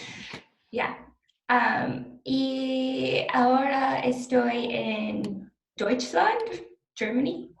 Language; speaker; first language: Spanish; non-native, learner; English